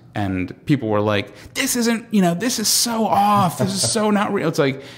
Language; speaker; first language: English; native; English